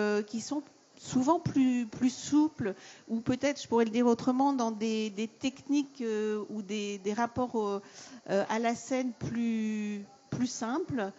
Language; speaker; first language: French; native; French